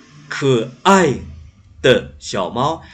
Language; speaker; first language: Chinese; non-native, fluent; Indonesian